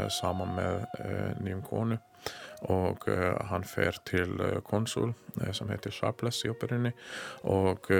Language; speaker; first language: Icelandic; non-native, learner; Hungarian